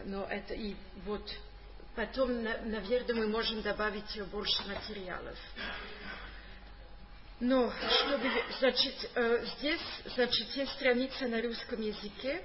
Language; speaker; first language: Russian; non-native, fluent; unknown